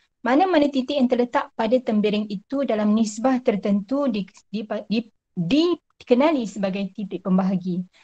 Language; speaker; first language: Malay; native; Malay